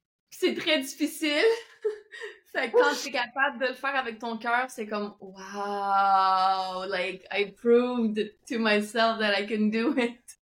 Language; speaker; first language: French; native; French